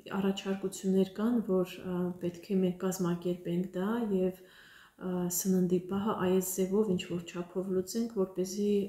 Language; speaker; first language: Armenian; native; Armenian